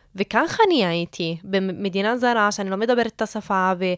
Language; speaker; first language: Hebrew; non-native, fluent; Italian